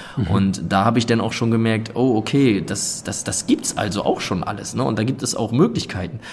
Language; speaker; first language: German; native; German